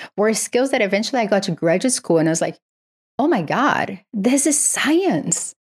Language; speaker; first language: English; non-native, fluent; Portuguese